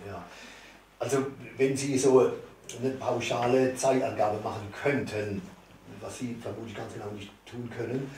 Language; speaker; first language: German; native; German